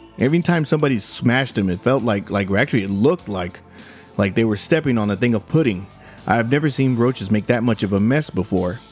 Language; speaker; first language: English; native; English